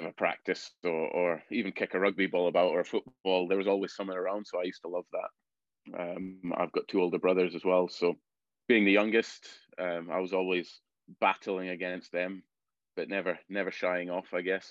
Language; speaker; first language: English; native; English